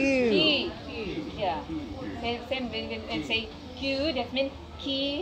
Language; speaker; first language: English; non-native, local second language; Indonesian